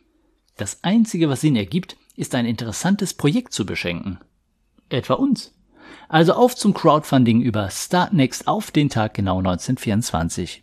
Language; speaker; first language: German; native; German